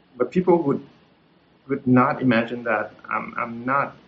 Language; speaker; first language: English; non-native, fluent; Vietnamese